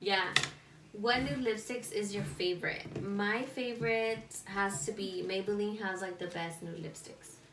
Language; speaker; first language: English; early bilingual, other home language; Spanish